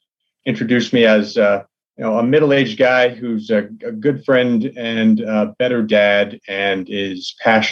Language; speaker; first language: English; native; English